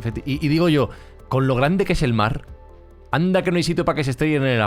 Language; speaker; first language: Spanish; native; Spanish